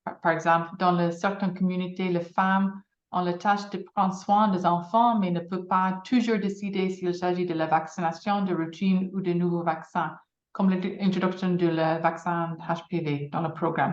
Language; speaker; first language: French; non-native, fluent; English